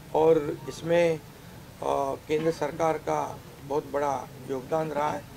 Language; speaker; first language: Hindi; non-native, local second language; Marathi